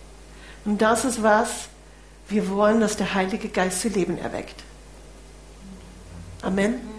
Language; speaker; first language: German; non-native, fluent; English